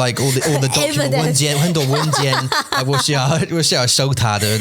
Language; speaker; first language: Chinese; non-native, learner; English